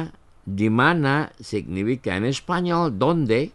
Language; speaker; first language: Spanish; non-native, fluent; Indonesian